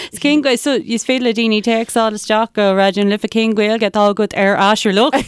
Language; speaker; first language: Irish; non-native, local second language; English